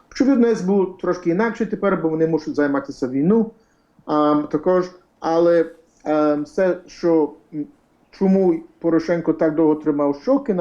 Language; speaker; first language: Ukrainian; early bilingual, heritage; English